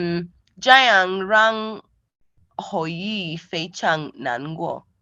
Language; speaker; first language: Chinese; non-native, learner; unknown